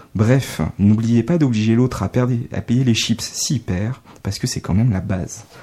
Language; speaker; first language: French; native; French